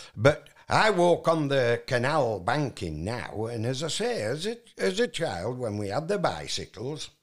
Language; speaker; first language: English; native; English